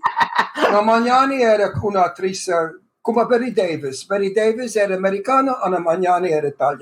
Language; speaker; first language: Italian; early bilingual, heritage; English